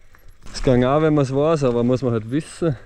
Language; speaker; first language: German; native; German